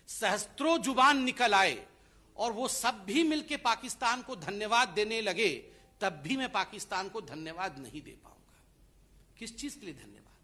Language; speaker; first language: Hindi; non-native, local second language; Odia